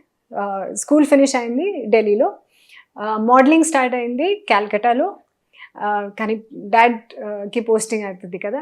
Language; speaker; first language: Telugu; non-native, learner; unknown